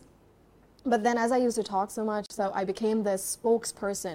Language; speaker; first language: English; non-native, local second language; Haryanvi